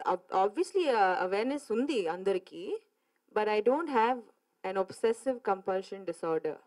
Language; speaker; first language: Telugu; non-native, fluent; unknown